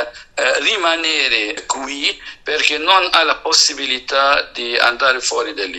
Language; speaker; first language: Italian; non-native, fluent; Arabic